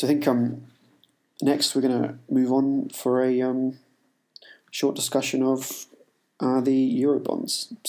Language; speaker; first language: English; native; English